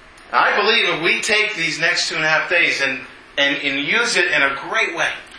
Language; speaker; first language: English; native; English